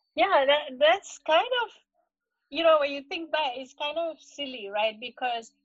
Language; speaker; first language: English; non-native, local second language; Malay